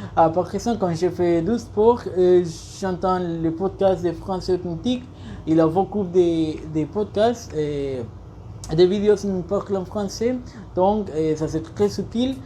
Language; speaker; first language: French; non-native, learner; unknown